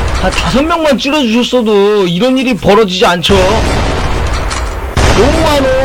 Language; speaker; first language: Korean; native; Korean